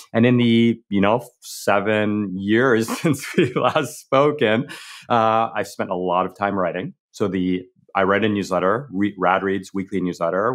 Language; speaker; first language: English; native; English